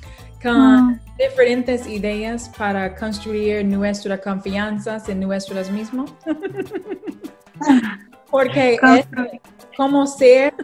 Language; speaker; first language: Spanish; non-native, learner; English